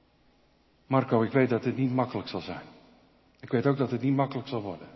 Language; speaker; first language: Dutch; native; Dutch